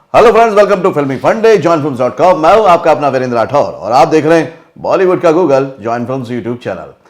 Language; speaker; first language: Hindi; native; Hindi